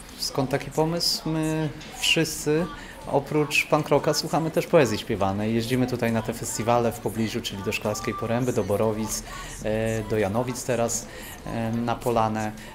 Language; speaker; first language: Polish; native; Polish